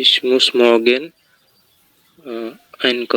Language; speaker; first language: German; non-native, learner; Bangla